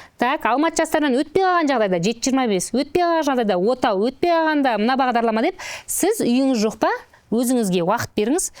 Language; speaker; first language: Kazakh; native; Kazakh